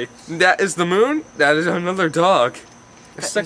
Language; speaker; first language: English; native; English